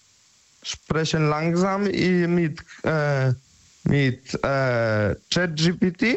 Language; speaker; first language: German; non-native, learner; Polish